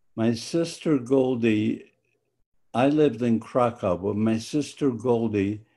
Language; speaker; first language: English; non-native, fluent; Polish